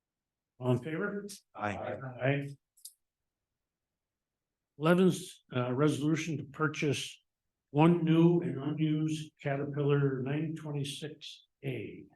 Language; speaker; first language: English; native; English